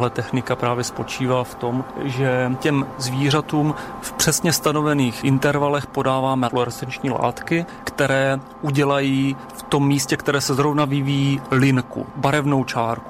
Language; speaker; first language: Czech; native; Czech